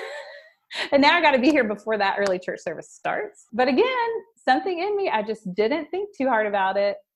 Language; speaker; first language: English; native; English